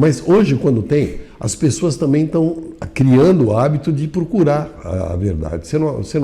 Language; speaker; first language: Portuguese; native; Portuguese